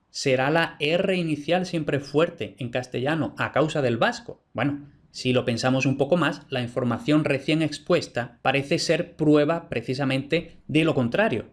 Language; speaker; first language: Spanish; native; Spanish